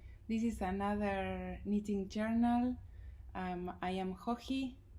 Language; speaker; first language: English; non-native, fluent; Spanish